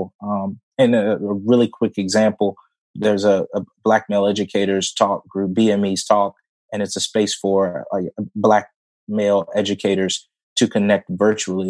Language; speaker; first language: English; native; English